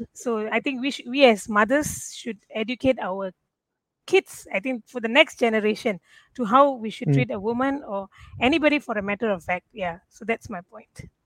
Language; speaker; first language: English; non-native, local second language; Tamil